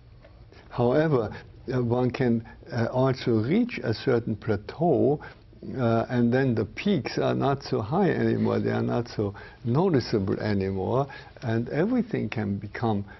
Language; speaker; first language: English; non-native, fluent; German